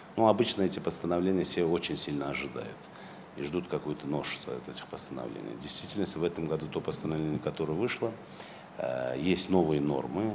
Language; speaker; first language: Russian; non-native, local second language; Uzbek